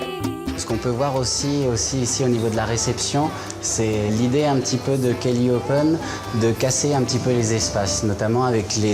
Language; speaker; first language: French; native; French